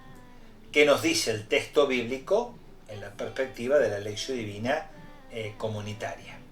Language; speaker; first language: Spanish; native; Spanish